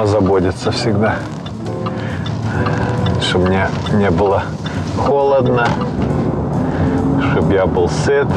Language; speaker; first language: Russian; early bilingual, heritage; Russian